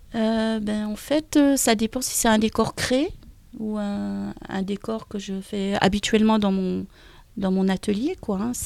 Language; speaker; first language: French; native; French